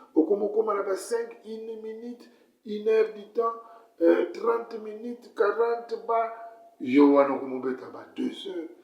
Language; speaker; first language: Lingala; native; Lingala